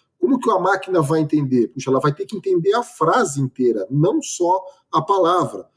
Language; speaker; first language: Portuguese; native; Portuguese